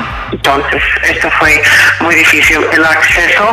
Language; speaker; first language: Spanish; non-native, fluent; English